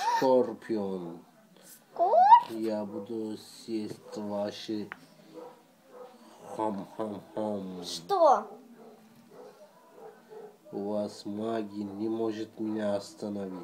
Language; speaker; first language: Russian; early bilingual, heritage; Russian